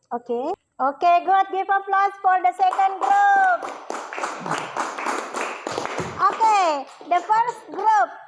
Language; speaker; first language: English; non-native, learner; Indonesian